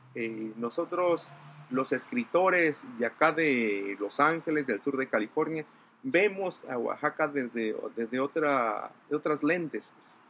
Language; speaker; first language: Spanish; non-native, local second language; Zapotec